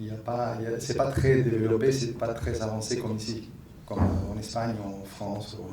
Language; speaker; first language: French; non-native, fluent; Spanish